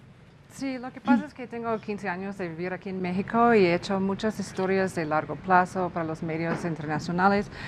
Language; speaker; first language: Spanish; non-native, fluent; English